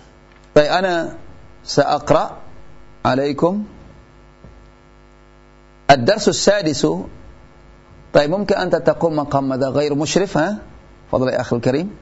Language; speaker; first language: Arabic; non-native, fluent; Indonesian